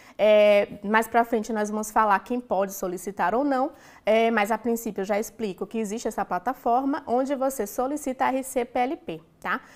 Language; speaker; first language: Portuguese; native; Portuguese